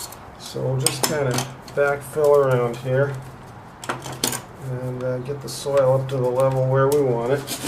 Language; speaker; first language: English; native; English